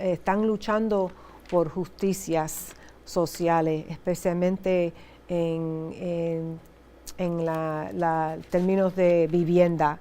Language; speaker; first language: Spanish; early bilingual, heritage; Spanish